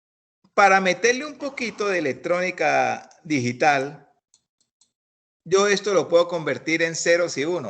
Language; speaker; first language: Spanish; native; Spanish